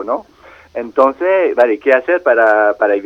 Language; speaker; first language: Spanish; non-native, fluent; French